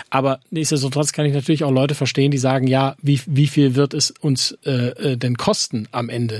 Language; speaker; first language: German; native; German